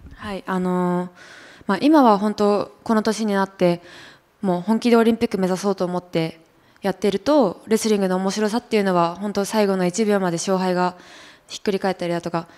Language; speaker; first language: Japanese; native; Japanese